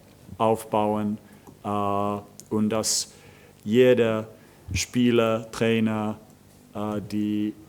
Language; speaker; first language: German; non-native, fluent; Finnish